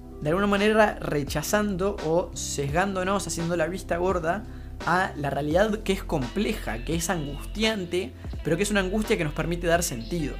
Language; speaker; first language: Spanish; native; Spanish